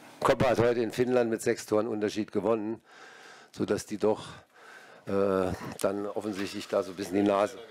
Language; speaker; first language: German; native; German